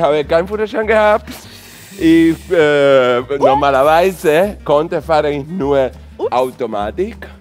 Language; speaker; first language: German; non-native, fluent; Spanish